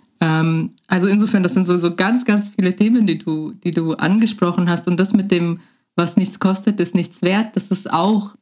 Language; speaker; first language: German; native; German